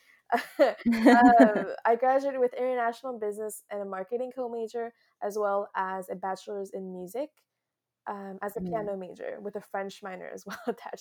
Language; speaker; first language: English; early bilingual, other home language; French